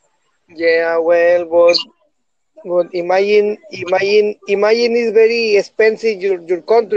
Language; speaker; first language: English; non-native, learner; Spanish